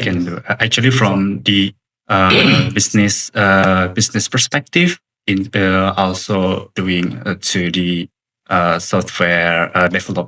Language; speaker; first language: English; non-native, learner; Indonesian